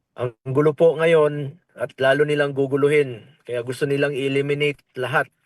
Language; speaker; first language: Filipino; non-native, local second language; Cebuano